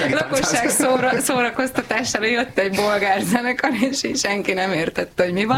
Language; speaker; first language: Hungarian; native; Hungarian